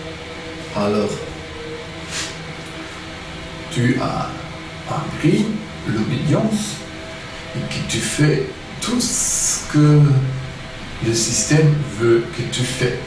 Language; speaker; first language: French; non-native, fluent; German